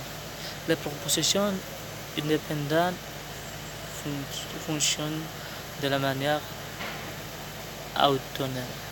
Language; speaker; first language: French; non-native, learner; Spanish